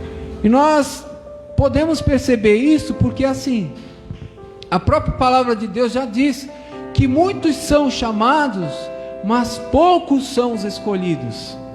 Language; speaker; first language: Portuguese; native; Portuguese